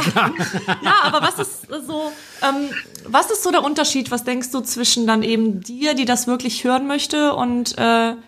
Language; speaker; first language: German; early bilingual, other home language; Polish